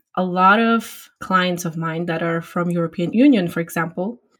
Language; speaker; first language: English; non-native, fluent; Polish